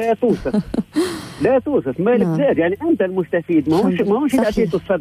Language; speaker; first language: Arabic; native; Arabic